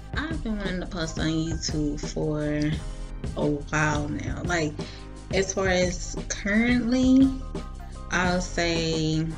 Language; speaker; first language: English; native; English